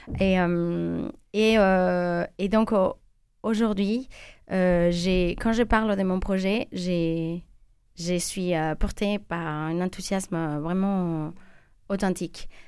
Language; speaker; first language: French; non-native, fluent; Spanish